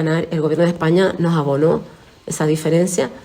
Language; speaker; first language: Spanish; native; Spanish